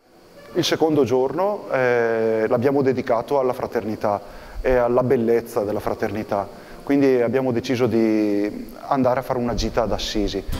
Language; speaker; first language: Italian; native; Italian